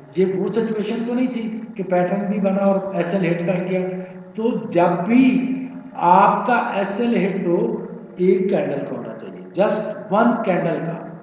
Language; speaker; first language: Urdu; non-native, local second language; Punjabi